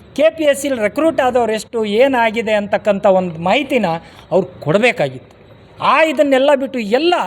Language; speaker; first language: Kannada; non-native, local second language; Lambadi